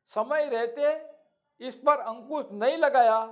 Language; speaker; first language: Hindi; non-native, local second language; Gujarati